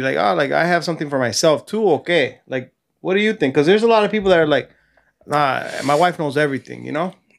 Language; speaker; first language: English; early bilingual, other home language; Spanish